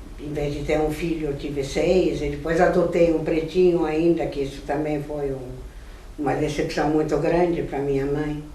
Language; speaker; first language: Portuguese; non-native, fluent; German